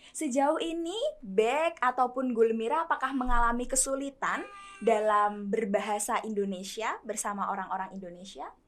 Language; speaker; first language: Indonesian; native; Indonesian